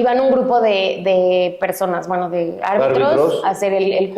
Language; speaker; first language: Spanish; native; Spanish